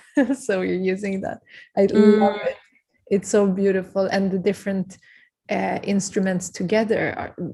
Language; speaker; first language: English; early bilingual, other home language; Kurdish